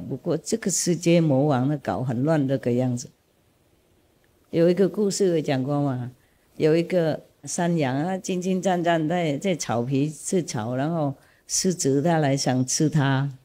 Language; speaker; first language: Chinese; non-native, fluent; Vietnamese